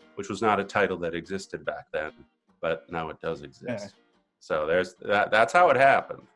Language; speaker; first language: English; native; English